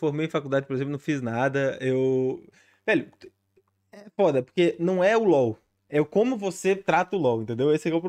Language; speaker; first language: Portuguese; native; Portuguese